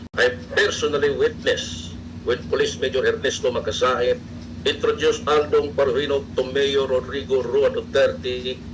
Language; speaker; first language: English; non-native, local second language; Cebuano